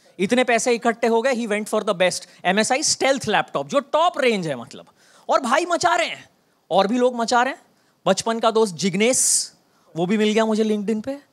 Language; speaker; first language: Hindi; non-native, local second language; Bangla